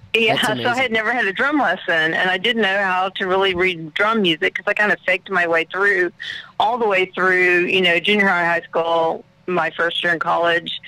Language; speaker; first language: English; native; English